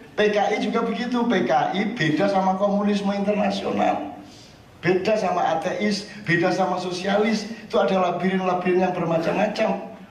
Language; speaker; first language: Indonesian; native; Indonesian